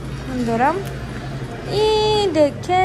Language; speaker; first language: Spanish; non-native, learner; Japanese